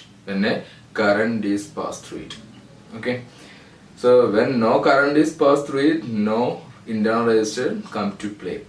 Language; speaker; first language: English; non-native, local second language; Malayalam